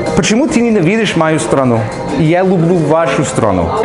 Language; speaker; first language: Russian; non-native, learner; English